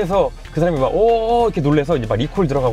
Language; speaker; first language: Korean; native; Korean